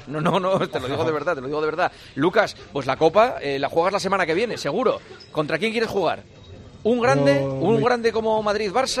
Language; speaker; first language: Spanish; native; Spanish